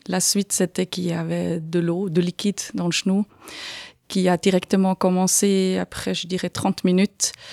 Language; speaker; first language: French; non-native, fluent; Swiss German